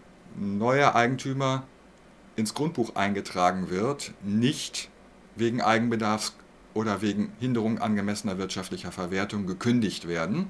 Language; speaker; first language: German; native; German